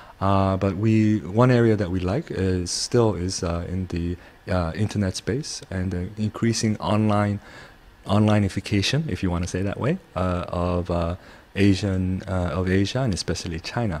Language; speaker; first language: English; non-native, fluent; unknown